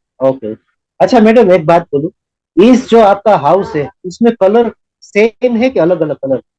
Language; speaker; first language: Hindi; non-native, local second language; Gujarati